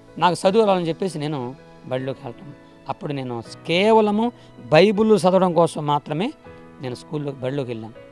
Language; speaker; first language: Telugu; non-native, local second language; Koya